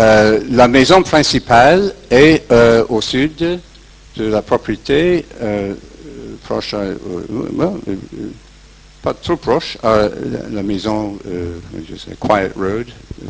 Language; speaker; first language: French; non-native, fluent; English